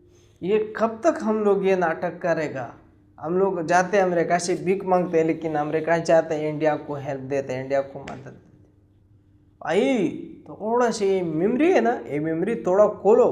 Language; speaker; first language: Hindi; non-native, local second language; Pashto